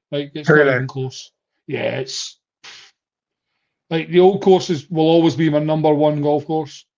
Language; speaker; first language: English; native; English